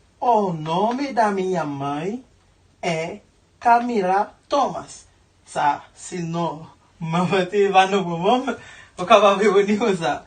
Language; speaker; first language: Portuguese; non-native, learner; Haitian Creole